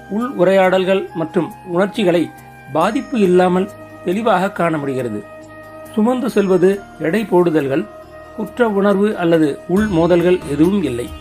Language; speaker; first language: Tamil; native; Tamil